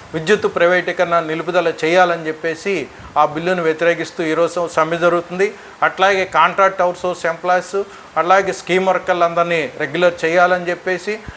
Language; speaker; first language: Telugu; native; Telugu